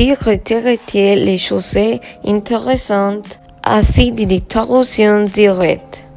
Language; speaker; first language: French; non-native, learner; Spanish